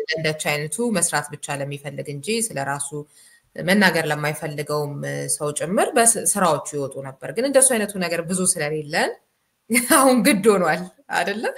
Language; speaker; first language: Amharic; native; Amharic